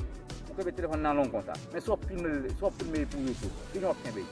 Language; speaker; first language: French; non-native, learner; Haitian Creole